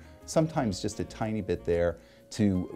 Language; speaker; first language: English; native; English